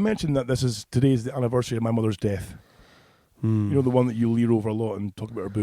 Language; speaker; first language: English; native; English